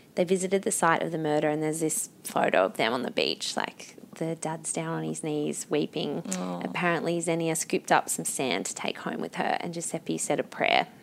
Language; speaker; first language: English; native; English